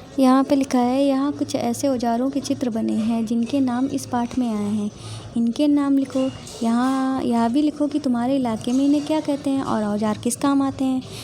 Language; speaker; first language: Hindi; native; Hindi